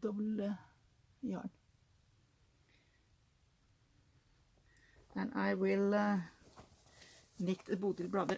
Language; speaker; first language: English; non-native, learner; Norwegian